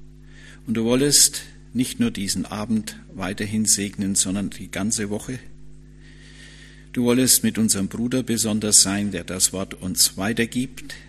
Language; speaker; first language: German; native; German